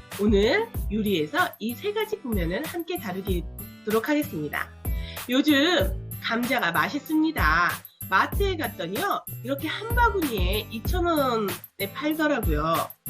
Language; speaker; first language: Korean; native; Korean